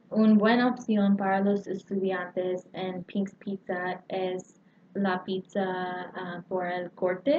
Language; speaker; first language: Spanish; non-native, learner; English